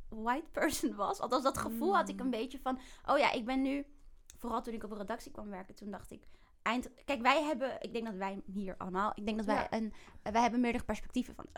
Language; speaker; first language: Dutch; native; Dutch